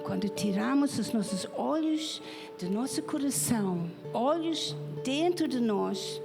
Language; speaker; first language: Portuguese; non-native, fluent; English